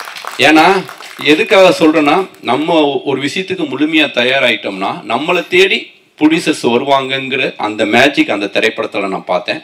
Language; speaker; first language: Tamil; native; Tamil